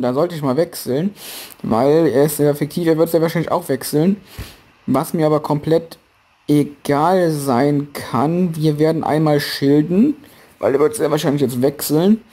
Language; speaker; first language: German; native; German